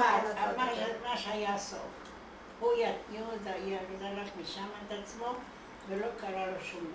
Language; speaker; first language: Hebrew; non-native, fluent; Hungarian